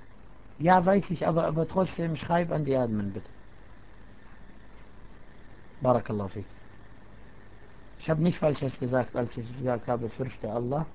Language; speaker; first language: German; non-native, fluent; Arabic